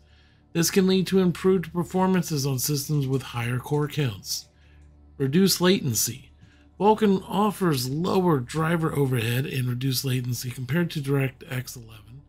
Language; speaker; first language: English; native; English